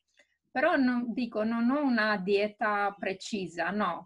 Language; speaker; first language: Italian; non-native, fluent; Romanian